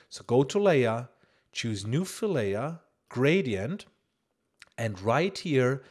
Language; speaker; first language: English; non-native, fluent; German